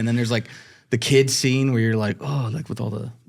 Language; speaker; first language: English; native; English